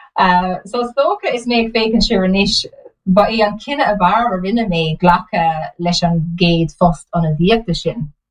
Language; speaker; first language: Irish; non-native, local second language; English